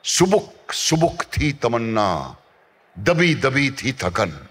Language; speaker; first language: Hindi; native; Hindi